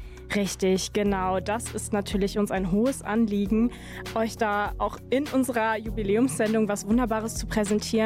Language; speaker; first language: German; native; German